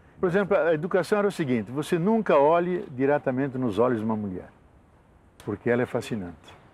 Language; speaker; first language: Portuguese; non-native, local second language; Italian